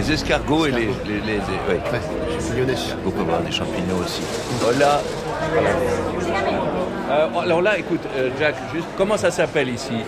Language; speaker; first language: French; native; French